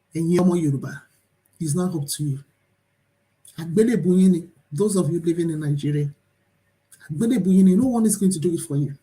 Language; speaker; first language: English; non-native, local second language; Yoruba